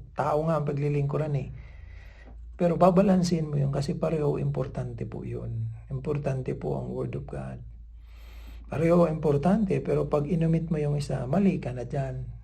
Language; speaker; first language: Filipino; native; Filipino